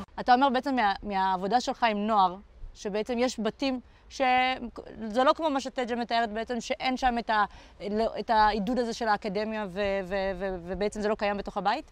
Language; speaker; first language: Hebrew; early bilingual, other home language; Amharic